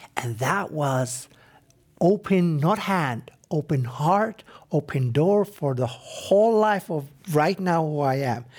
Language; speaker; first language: English; non-native, fluent; Arabic